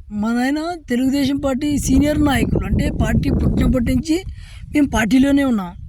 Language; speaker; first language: Telugu; native; Telugu